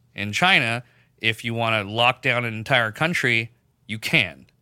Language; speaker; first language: English; non-native, local second language; Urdu